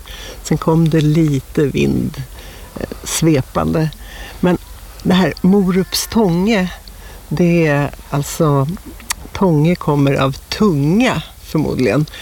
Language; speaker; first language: Swedish; native; Swedish